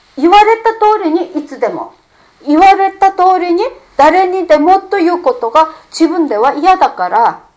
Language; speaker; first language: Japanese; non-native, fluent; Korean